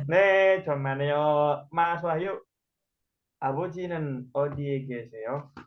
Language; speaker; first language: Korean; non-native, fluent; Indonesian